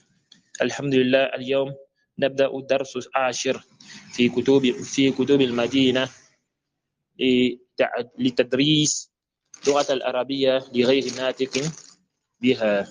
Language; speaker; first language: Arabic; non-native, fluent; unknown